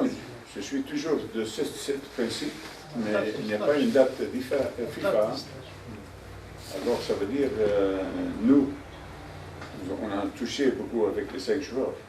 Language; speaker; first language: French; non-native, fluent; Dutch